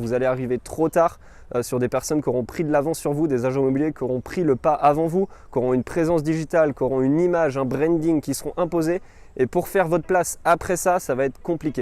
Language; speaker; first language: French; native; French